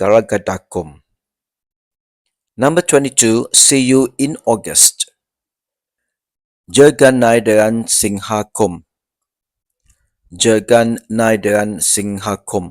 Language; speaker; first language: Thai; non-native, learner; English